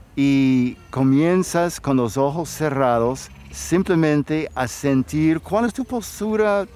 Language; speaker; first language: Spanish; non-native, fluent; English